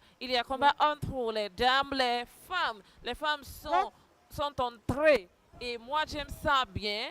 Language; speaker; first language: French; non-native, learner; Yoruba